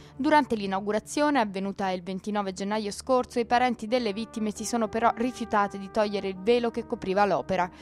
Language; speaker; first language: Italian; native; Italian